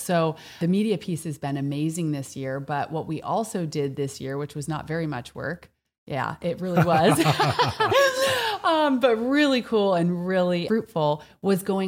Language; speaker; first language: English; native; English